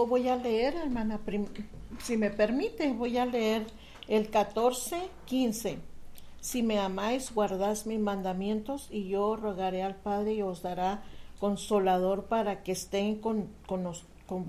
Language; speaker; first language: Spanish; native; Spanish